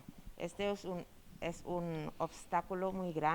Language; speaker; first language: Spanish; non-native, fluent; Wolof